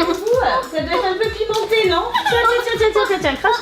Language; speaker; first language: French; native; French